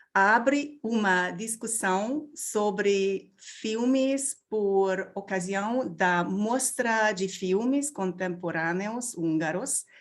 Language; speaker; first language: Portuguese; non-native, learner; Hungarian